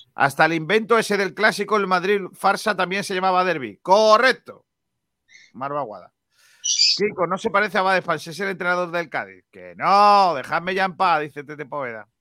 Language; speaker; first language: Spanish; native; Spanish